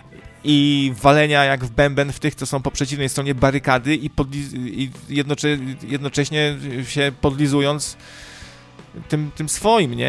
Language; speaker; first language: Polish; native; Polish